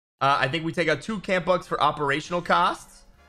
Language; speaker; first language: English; native; English